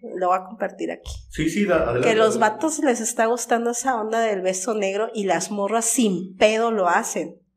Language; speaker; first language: Spanish; native; Spanish